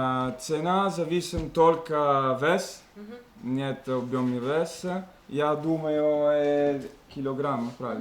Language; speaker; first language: Russian; non-native, learner; Italian